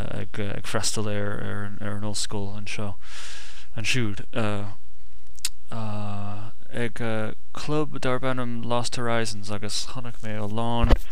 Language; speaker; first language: Irish; non-native, learner; English